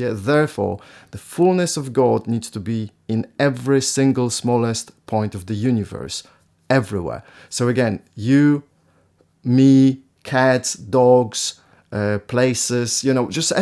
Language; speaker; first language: English; non-native, fluent; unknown